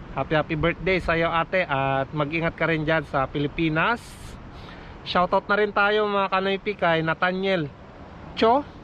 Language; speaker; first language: Filipino; native; Filipino